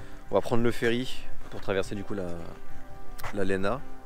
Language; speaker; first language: French; native; French